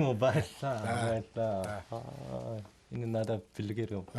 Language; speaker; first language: Mongolian; non-native, learner; Korean